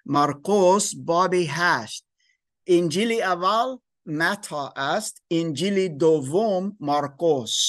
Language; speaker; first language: Persian; non-native, fluent; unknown